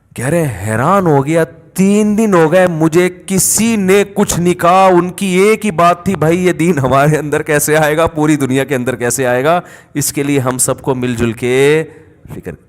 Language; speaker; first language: Urdu; native; Urdu